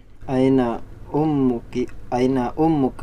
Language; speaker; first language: Arabic; non-native, learner; Indonesian